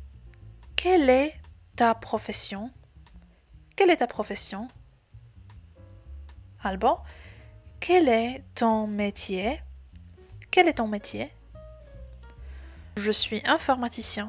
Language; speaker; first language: French; non-native, fluent; Polish